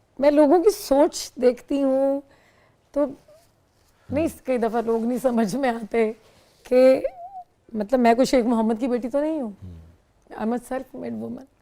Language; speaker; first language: Urdu; non-native, local second language; Punjabi